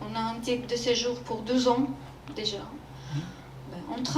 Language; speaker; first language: French; non-native, learner; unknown